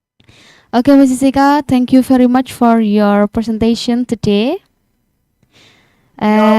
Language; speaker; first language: English; non-native, learner; Indonesian